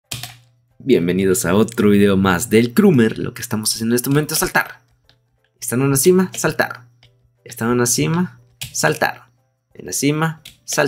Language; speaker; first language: Spanish; native; Spanish